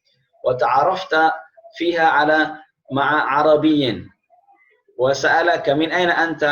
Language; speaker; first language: Arabic; non-native, fluent; Indonesian